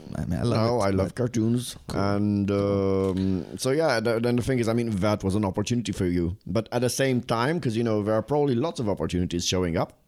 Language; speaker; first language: English; non-native, fluent; Romanian